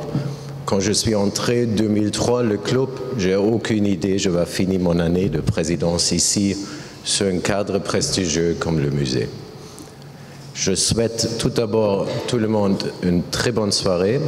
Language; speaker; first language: French; non-native, learner; German